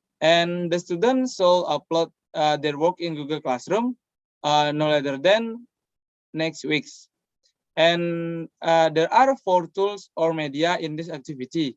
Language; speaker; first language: English; non-native, learner; Indonesian